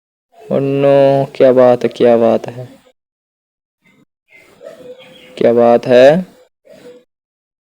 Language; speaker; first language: Hindi; non-native, learner; Bangla